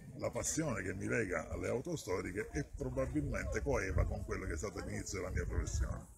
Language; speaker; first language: Italian; native; Italian